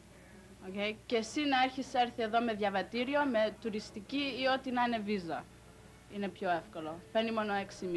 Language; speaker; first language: Greek; early bilingual, heritage; Greek